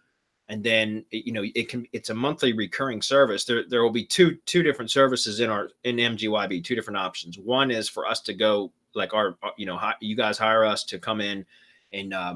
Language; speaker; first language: English; native; English